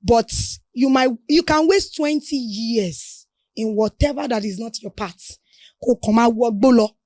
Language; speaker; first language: English; non-native, local second language; Yoruba